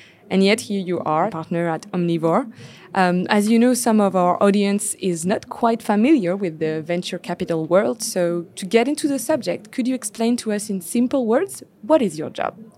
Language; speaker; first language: English; non-native, fluent; French